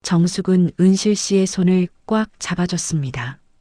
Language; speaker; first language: Korean; native; Korean